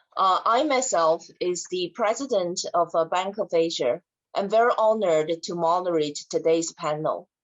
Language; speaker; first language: English; non-native, fluent; Chinese